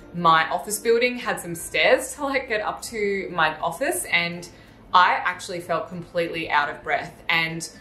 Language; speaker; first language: English; native; English